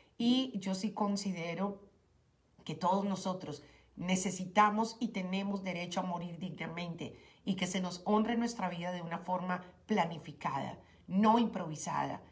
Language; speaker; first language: Spanish; native; Spanish